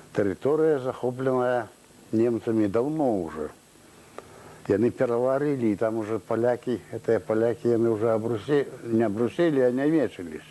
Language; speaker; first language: Russian; non-native, local second language; Belarusian